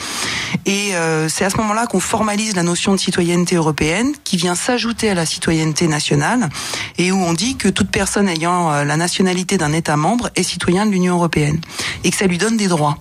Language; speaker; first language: French; native; French